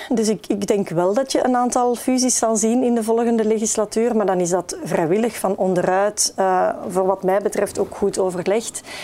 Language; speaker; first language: Dutch; native; Dutch